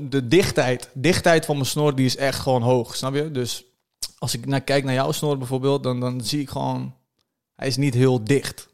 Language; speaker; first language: Dutch; early bilingual, other home language; Turkish